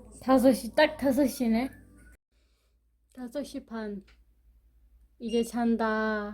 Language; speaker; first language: Korean; non-native, learner; Turkish